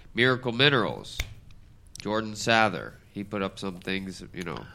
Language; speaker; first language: English; native; English